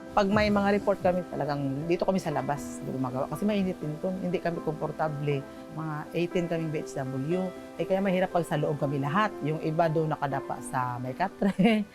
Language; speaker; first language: Filipino; non-native, local second language; Hiligaynon